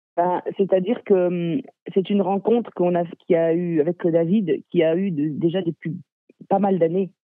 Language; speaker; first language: French; native; French